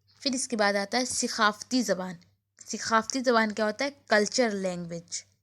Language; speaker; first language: Urdu; native; Urdu